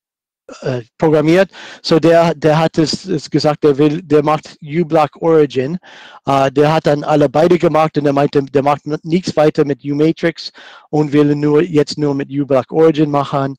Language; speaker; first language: German; non-native, fluent; English